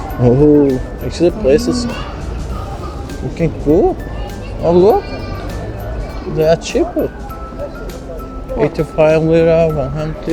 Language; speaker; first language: English; non-native, learner; Turkish